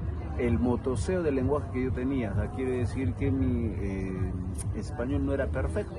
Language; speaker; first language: Spanish; non-native, local second language; Quechua